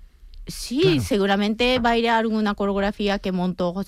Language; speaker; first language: Spanish; non-native, fluent; Japanese